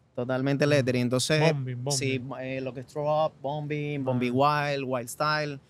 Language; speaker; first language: Spanish; native; Spanish